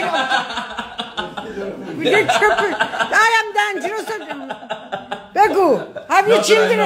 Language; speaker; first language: English; non-native, learner; Persian